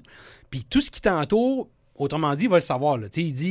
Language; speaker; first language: French; native; French